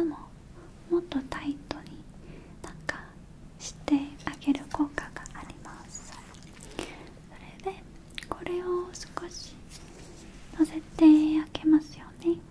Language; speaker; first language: Japanese; non-native, learner; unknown